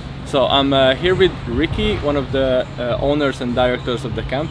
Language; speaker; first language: English; non-native, fluent; Hungarian